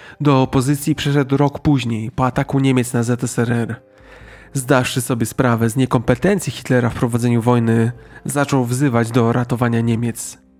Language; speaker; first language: Polish; native; Polish